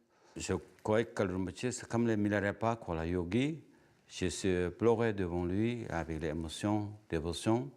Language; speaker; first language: French; non-native, learner; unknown